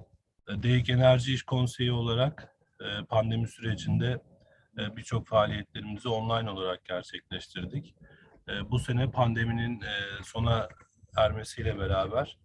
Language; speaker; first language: Turkish; native; Turkish